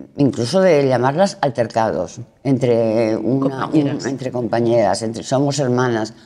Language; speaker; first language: Spanish; native; Spanish